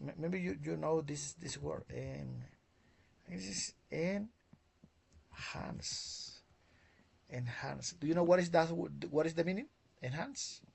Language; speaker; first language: English; non-native, learner; Spanish